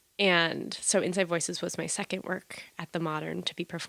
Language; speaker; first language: English; native; English